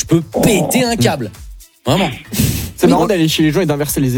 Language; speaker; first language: French; native; French